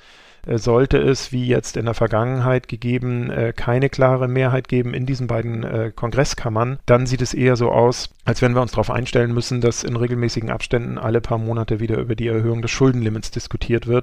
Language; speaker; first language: German; native; German